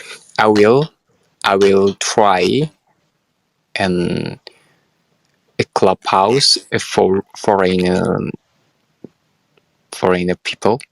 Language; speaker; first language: English; non-native, learner; Korean